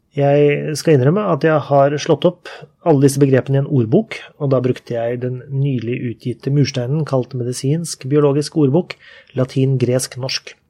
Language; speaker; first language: Norwegian; native; Norwegian